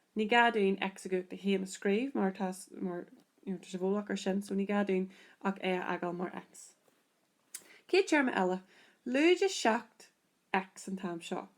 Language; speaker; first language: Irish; native; Irish